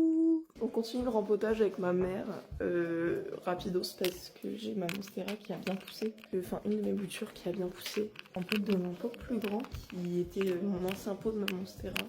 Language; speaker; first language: French; native; French